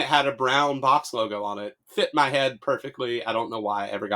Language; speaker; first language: English; native; English